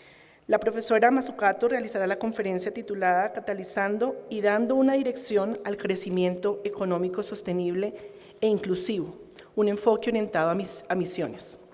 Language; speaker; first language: Spanish; native; Spanish